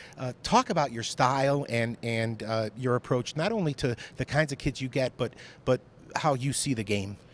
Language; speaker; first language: English; native; English